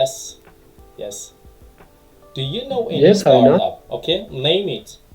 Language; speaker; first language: English; non-native, fluent; Tajik